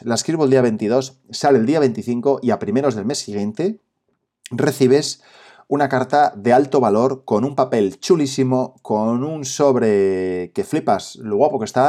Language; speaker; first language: Spanish; native; Spanish